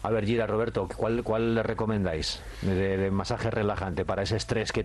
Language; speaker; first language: Spanish; native; Spanish